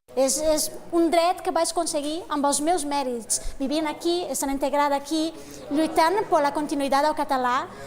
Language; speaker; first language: Catalan; non-native, fluent; Portuguese